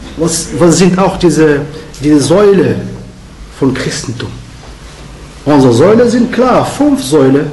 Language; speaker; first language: German; non-native, learner; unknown